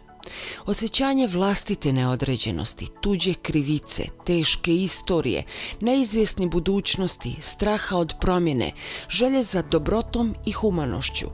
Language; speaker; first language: Bosnian; native; Bosnian